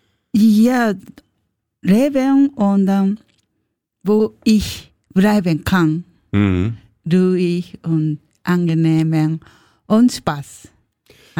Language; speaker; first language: German; non-native, learner; Japanese